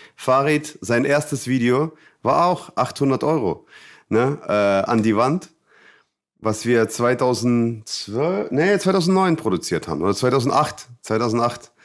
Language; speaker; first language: German; non-native, fluent; Russian